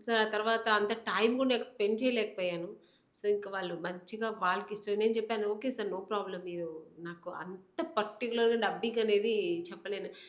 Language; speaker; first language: Telugu; native; Telugu